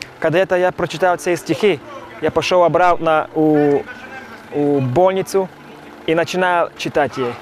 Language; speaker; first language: Russian; non-native, local second language; Romany